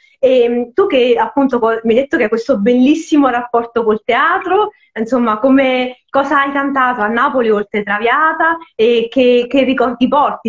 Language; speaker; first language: Italian; native; Italian